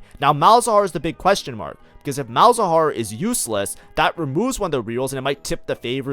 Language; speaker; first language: English; native; English